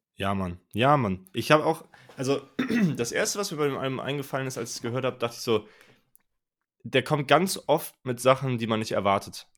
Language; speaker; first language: German; native; German